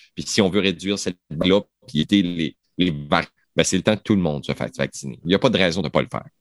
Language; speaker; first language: French; native; French